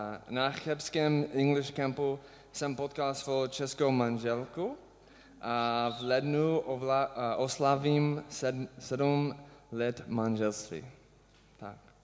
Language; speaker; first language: Czech; non-native, learner; English